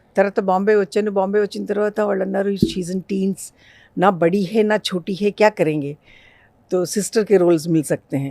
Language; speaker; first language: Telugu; non-native, local second language; Urdu